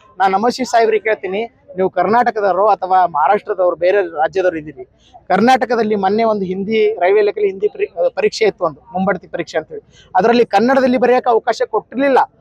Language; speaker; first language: Kannada; native; Kannada